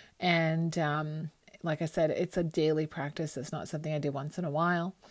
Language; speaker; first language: English; early bilingual, other home language; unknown